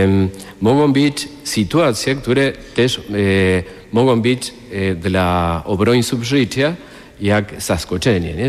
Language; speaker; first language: Polish; non-native, fluent; Spanish